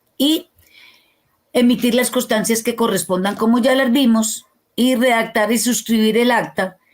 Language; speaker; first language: Spanish; native; Spanish